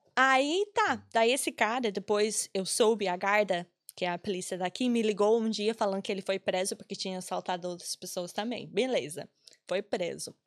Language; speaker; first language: Portuguese; non-native, fluent; English